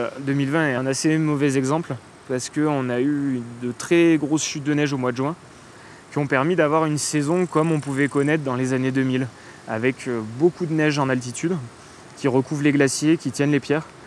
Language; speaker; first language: French; native; French